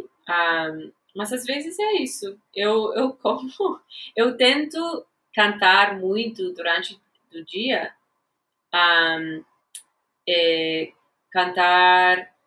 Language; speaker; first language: Portuguese; non-native, fluent; English